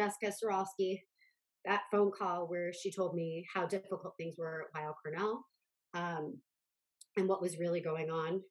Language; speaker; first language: English; native; English